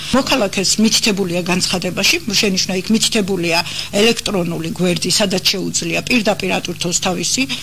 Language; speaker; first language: Georgian; native; Georgian